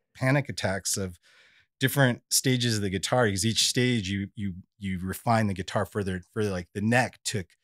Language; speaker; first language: English; native; English